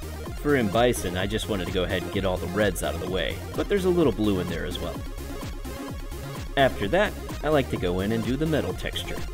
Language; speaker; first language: English; native; English